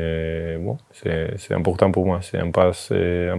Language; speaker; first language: French; non-native, fluent; Spanish